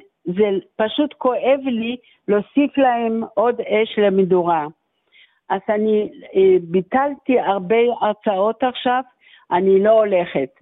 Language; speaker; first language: Hebrew; non-native, fluent; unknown